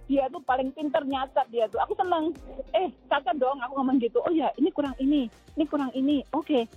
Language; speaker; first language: Indonesian; native; Indonesian